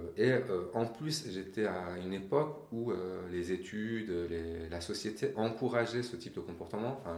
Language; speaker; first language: French; non-native, fluent; Persian